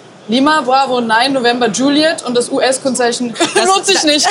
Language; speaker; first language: German; native; German